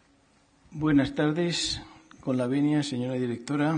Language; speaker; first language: Spanish; native; Spanish